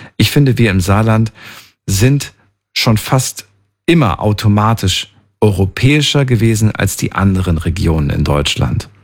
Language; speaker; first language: German; native; German